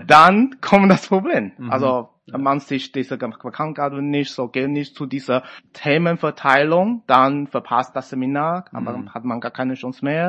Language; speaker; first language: German; non-native, fluent; Chinese